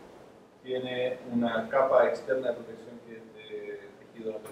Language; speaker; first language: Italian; non-native, learner; Spanish